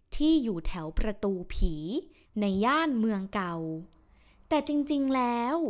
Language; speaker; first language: Thai; native; Thai